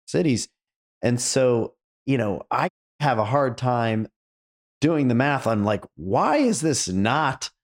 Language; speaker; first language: English; native; English